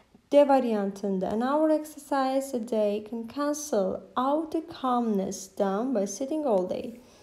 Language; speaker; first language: English; non-native, fluent; Azerbaijani